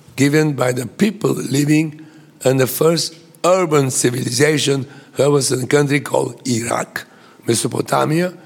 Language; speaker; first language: English; non-native, fluent; Bulgarian